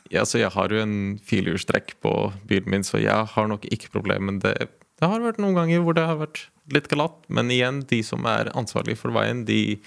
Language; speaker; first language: Norwegian; non-native, fluent; Latvian